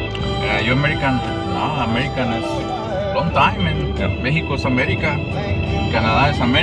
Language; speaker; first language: English; non-native, learner; Spanish